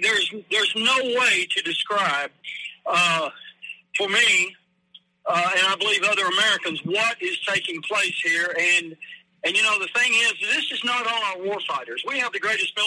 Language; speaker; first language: English; native; English